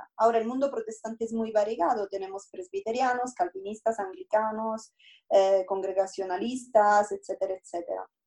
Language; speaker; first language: Spanish; non-native, fluent; Italian